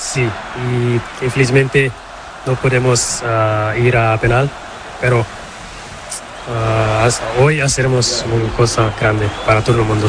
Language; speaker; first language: Spanish; non-native, learner; Portuguese